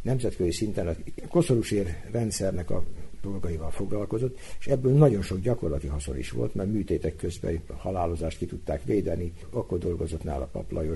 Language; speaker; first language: Hungarian; native; Hungarian